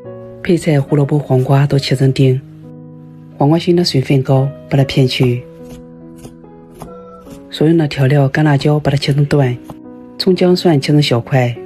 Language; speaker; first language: Chinese; native; Chinese